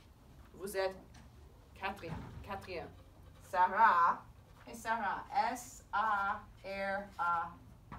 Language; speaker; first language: French; non-native, fluent; English